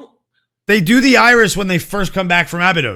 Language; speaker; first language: English; native; English